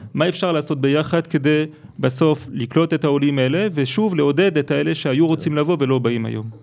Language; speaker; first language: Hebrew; non-native, fluent; French